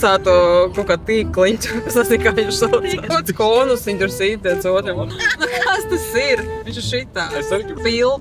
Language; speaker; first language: Latvian; native; Latvian